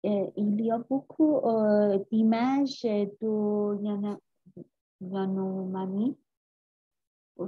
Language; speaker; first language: French; non-native, learner; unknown